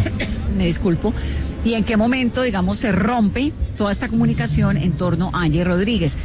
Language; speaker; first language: Spanish; native; Spanish